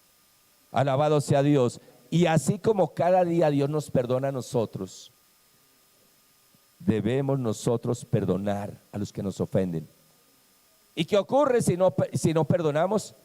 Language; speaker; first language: Spanish; native; Spanish